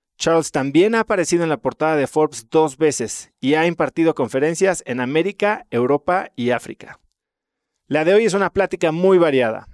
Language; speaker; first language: Spanish; native; Spanish